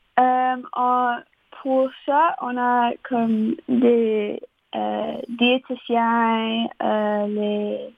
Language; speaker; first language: French; non-native, local second language; English